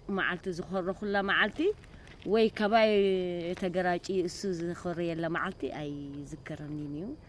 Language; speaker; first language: Tigrinya; native; Tigrinya